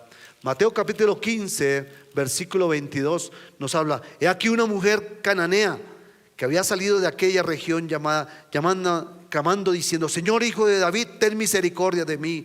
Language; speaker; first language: Spanish; native; Spanish